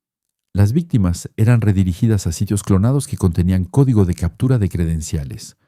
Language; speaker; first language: Spanish; non-native, fluent; French